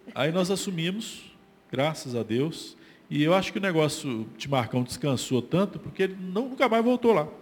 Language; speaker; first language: Portuguese; native; Portuguese